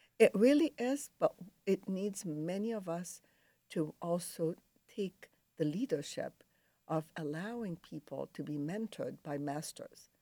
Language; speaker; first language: English; non-native, fluent; Arabic